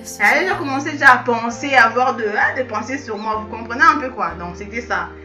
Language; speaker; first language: French; non-native, local second language; Lingala